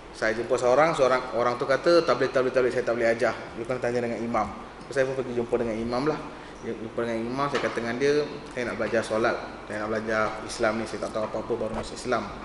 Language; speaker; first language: Malay; non-native, local second language; Tamil